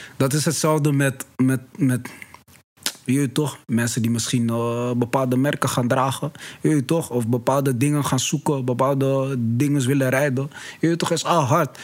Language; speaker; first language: Dutch; early bilingual, other home language; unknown